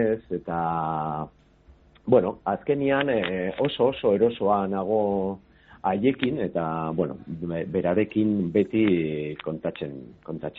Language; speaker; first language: Basque; non-native, local second language; Spanish